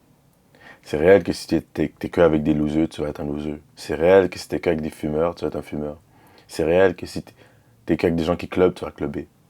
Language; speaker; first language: French; native; French